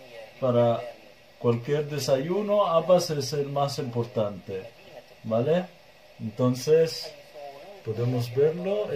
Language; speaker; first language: Spanish; non-native, fluent; Arabic